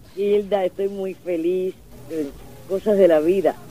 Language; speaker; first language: Spanish; native; Spanish